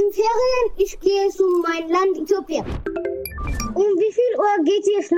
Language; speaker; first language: German; non-native, learner; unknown